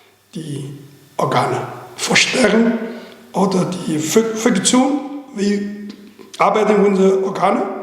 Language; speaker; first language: German; non-native, learner; Chinese